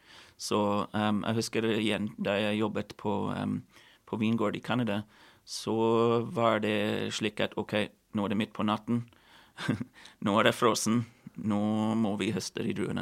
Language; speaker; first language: Norwegian; non-native, fluent; English